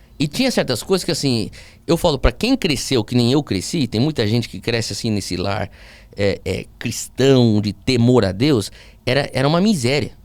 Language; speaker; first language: Portuguese; early bilingual, heritage; Portuguese